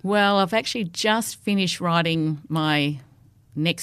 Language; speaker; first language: English; native; English